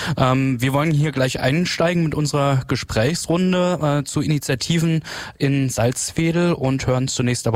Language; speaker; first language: German; native; German